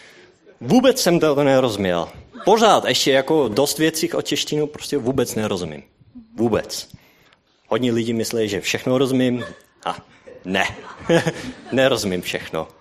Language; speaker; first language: Czech; non-native, learner; Dutch